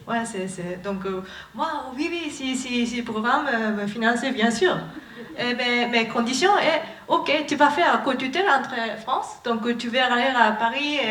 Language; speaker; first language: French; non-native, learner; Japanese